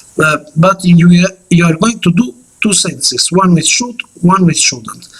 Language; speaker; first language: English; non-native, fluent; Albanian